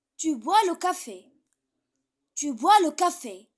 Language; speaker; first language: French; non-native, fluent; Arabic